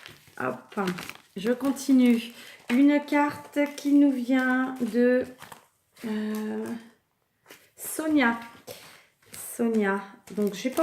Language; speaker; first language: French; native; French